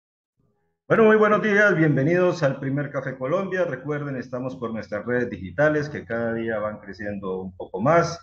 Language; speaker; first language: Spanish; native; Spanish